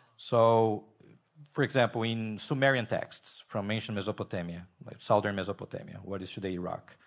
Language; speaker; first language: English; non-native, fluent; Portuguese